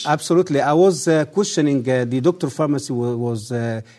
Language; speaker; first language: English; early bilingual, other home language; Arabic